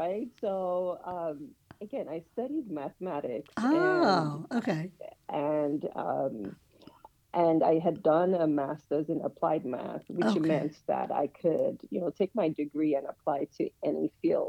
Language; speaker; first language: English; non-native, local second language; Yoruba